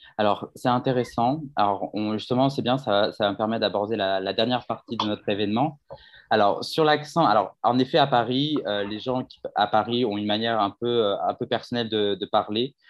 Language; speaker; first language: French; native; French